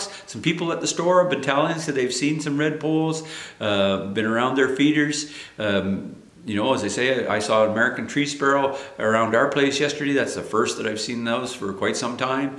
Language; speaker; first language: English; native; English